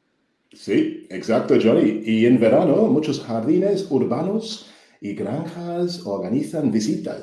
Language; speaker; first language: Spanish; non-native, fluent; English